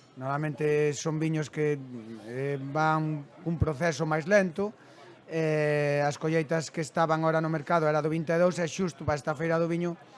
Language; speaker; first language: Galician; native; Galician